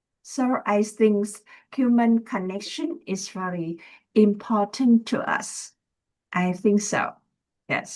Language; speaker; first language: English; non-native, learner; Vietnamese